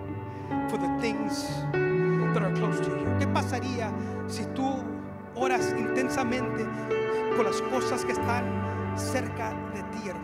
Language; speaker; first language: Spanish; early bilingual, heritage; Spanish